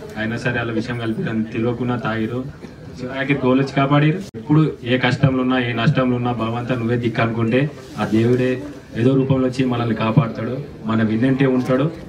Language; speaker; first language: Telugu; native; Telugu